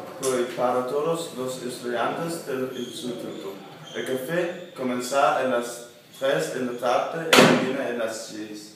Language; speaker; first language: Spanish; non-native, learner; Danish